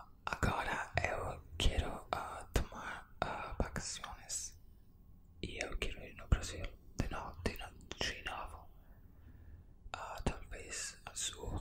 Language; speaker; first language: Portuguese; non-native, learner; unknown